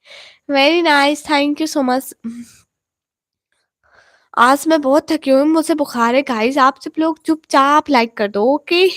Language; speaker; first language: Hindi; non-native, local second language; Punjabi